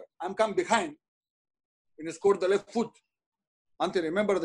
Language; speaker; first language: English; non-native, learner; Bulgarian